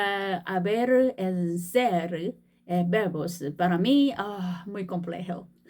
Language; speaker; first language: Spanish; non-native, learner; Korean